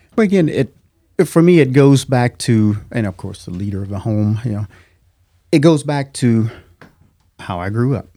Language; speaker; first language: English; native; English